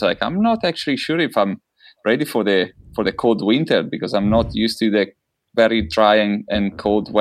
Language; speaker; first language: English; non-native, fluent; Italian